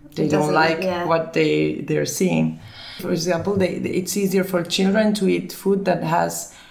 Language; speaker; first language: English; early bilingual, other home language; Finnish